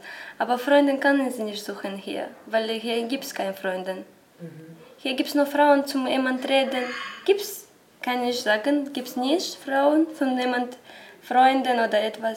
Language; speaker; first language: German; non-native, learner; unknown